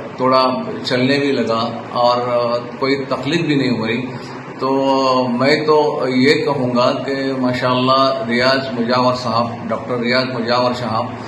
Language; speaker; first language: Urdu; non-native, local second language; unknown